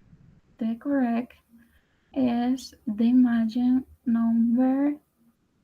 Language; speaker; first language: English; non-native, learner; Spanish